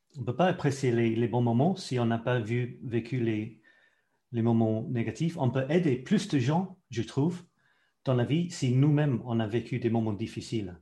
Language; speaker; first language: French; non-native, fluent; English